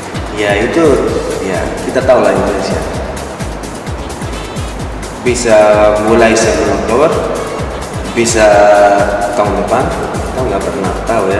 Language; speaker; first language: Indonesian; non-native, fluent; Spanish